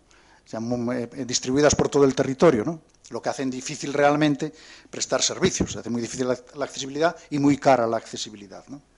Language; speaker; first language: Spanish; native; Spanish